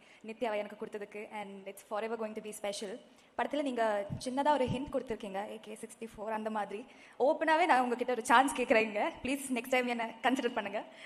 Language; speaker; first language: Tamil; non-native, fluent; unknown